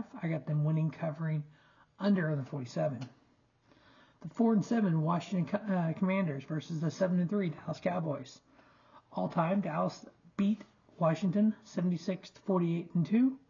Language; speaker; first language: English; native; English